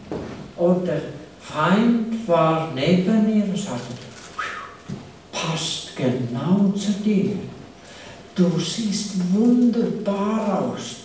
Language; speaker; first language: German; non-native, fluent; English